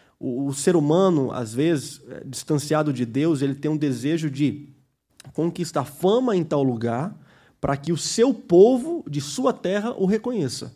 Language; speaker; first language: Portuguese; early bilingual, heritage; Portuguese